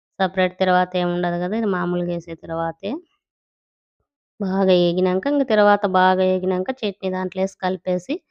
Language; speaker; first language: Telugu; native; Telugu